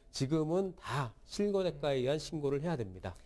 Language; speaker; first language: Korean; native; Korean